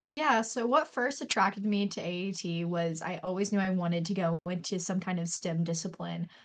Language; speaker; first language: English; native; English